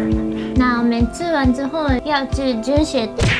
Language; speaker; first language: Chinese; non-native, learner; Japanese